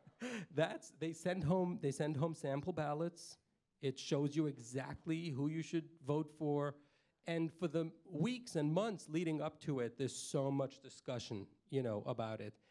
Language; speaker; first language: English; native; English